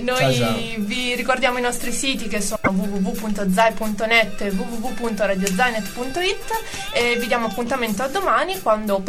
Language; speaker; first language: Italian; native; Italian